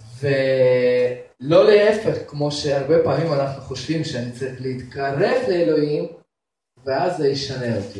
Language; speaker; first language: Hebrew; non-native, fluent; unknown